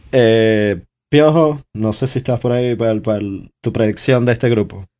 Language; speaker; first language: Spanish; native; Spanish